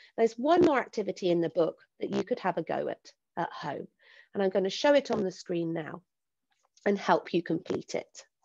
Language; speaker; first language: English; native; English